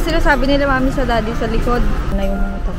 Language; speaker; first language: Filipino; native; Filipino